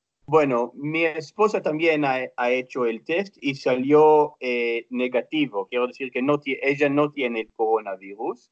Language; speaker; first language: Spanish; non-native, fluent; Hebrew